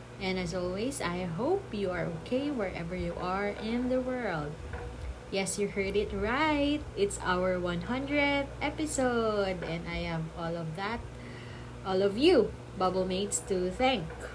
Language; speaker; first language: English; non-native, local second language; Filipino